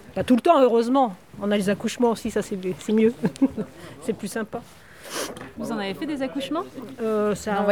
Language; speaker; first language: French; native; French